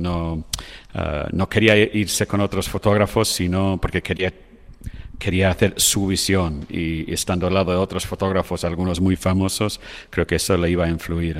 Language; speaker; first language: Spanish; non-native, fluent; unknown